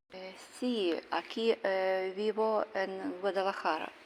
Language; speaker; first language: Spanish; non-native, learner; Ukrainian